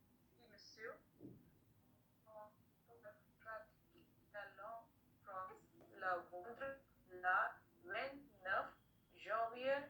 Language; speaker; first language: French; non-native, learner; Hindi